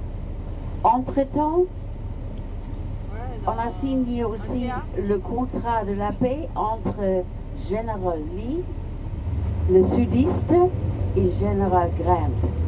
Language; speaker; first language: French; non-native, fluent; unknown